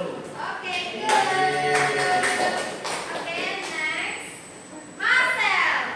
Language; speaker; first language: English; non-native, learner; Indonesian